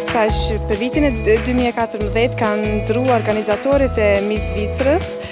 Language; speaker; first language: Albanian; early bilingual, heritage; Albanian